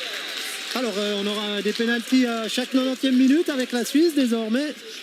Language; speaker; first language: French; native; French